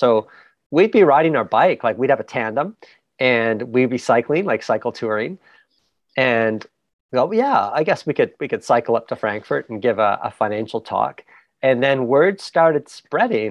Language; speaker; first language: English; native; English